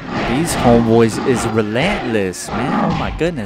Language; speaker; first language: English; native; English